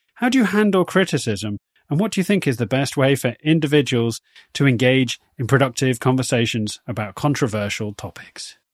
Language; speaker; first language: English; native; English